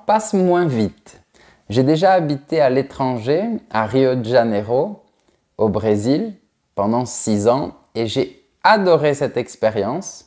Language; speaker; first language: French; native; French